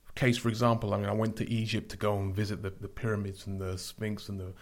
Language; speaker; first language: English; native; English